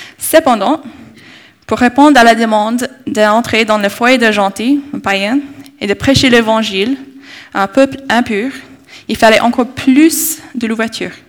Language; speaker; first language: French; non-native, fluent; English